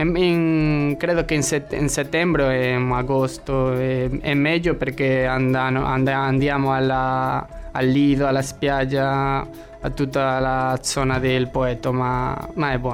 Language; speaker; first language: Italian; non-native, learner; Spanish